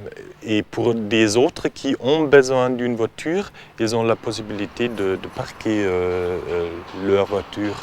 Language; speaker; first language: French; non-native, learner; German